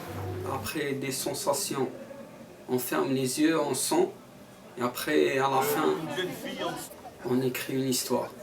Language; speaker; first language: French; non-native, learner; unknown